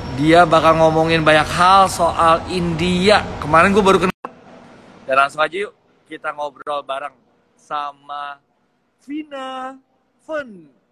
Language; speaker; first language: Indonesian; native; Indonesian